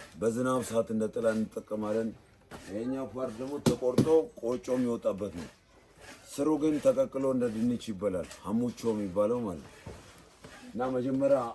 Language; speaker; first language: Amharic; non-native, local second language; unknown